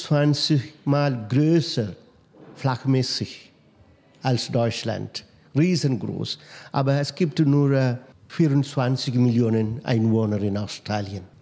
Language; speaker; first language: German; non-native, fluent; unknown